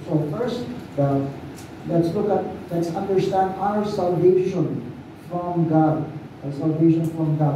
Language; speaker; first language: English; non-native, local second language; Filipino